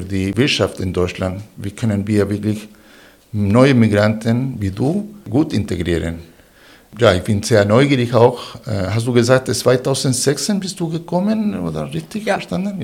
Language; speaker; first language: German; non-native, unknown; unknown